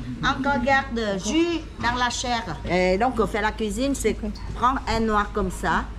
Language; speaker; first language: French; non-native, learner; Vietnamese